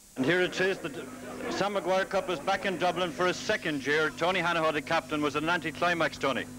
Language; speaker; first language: English; native; English